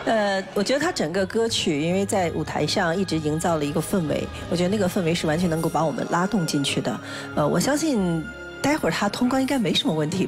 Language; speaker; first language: Chinese; native; Chinese